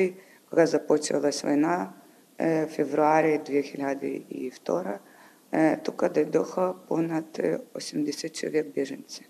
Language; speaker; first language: Bulgarian; non-native, learner; Ukrainian